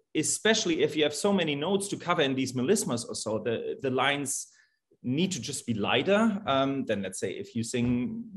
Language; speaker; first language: English; non-native, fluent; German